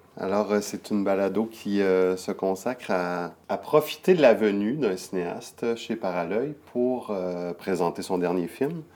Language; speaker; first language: French; native; French